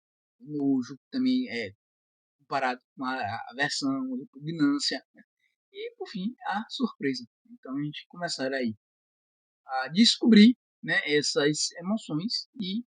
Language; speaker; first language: Portuguese; native; Portuguese